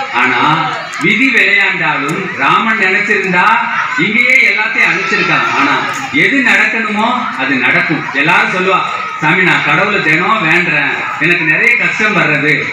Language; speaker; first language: Tamil; non-native, local second language; Telugu